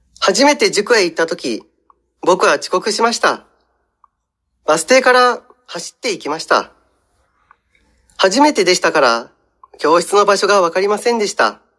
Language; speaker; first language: Japanese; non-native, fluent; Indonesian